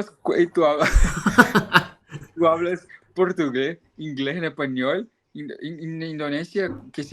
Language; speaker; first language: Spanish; non-native, fluent; Portuguese